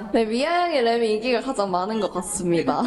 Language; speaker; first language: Korean; native; Korean